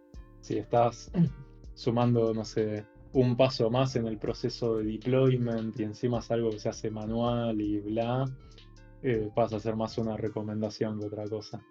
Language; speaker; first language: Spanish; native; Spanish